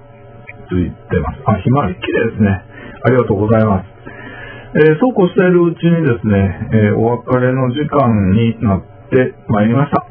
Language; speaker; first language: Japanese; native; Japanese